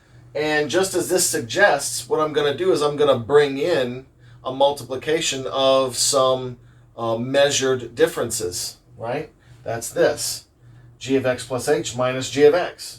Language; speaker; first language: English; native; English